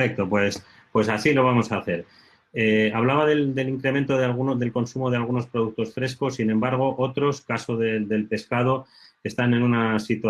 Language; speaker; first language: Spanish; native; Spanish